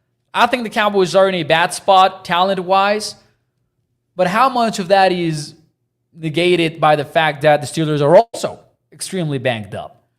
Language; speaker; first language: English; native; English